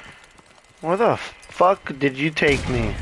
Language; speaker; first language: English; native; English